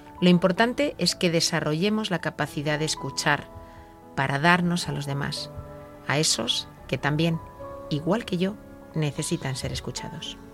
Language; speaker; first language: Spanish; native; Spanish